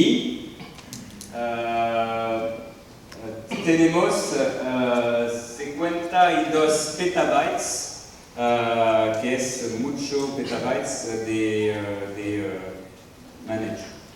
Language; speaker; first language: Spanish; non-native, learner; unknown